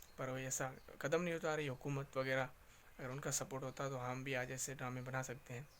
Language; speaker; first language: Urdu; non-native, local second language; Sindhi